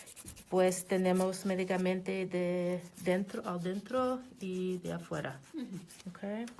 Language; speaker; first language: Spanish; non-native, learner; English